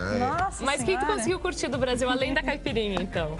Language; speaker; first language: Portuguese; native; Portuguese